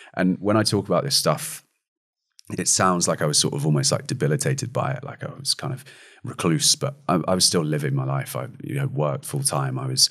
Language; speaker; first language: English; native; English